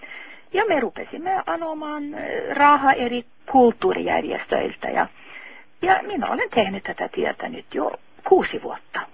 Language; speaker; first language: Finnish; non-native, fluent; Norwegian